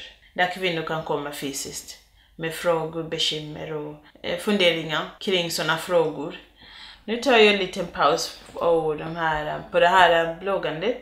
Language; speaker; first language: Swedish; non-native, fluent; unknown